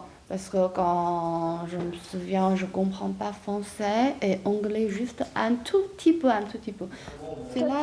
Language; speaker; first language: French; non-native, learner; Chinese